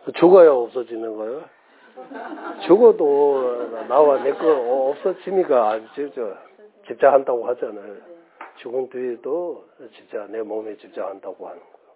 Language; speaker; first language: Korean; non-native, fluent; Tibetan